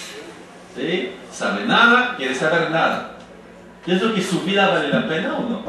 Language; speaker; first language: Spanish; non-native, fluent; French